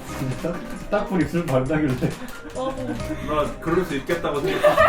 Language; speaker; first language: Korean; native; Korean